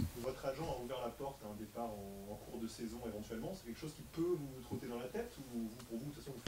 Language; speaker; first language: French; native; French